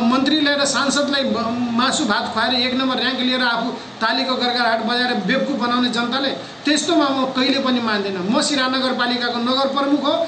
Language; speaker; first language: Nepali; non-native, local second language; Maithili